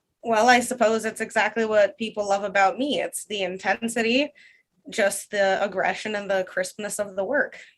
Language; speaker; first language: English; non-native, fluent; Russian